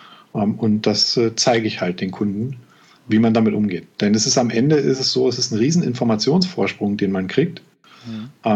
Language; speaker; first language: German; native; German